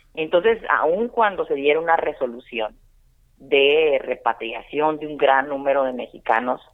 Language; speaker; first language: Spanish; native; Spanish